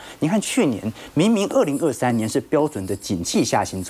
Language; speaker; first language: Chinese; native; Chinese